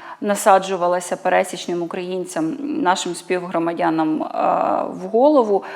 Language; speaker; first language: Ukrainian; native; Ukrainian